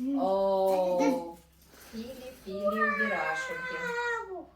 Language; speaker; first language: German; non-native, learner; Ukrainian